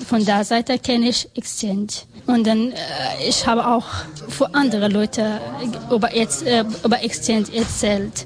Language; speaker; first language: German; non-native, learner; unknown